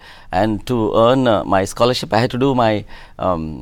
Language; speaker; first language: English; non-native, local second language; Telugu